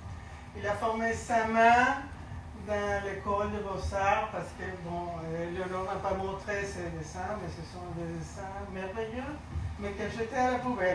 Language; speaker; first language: French; non-native, learner; Spanish